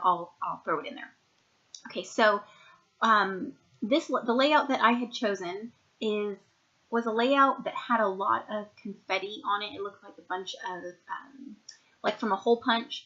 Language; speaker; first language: English; native; English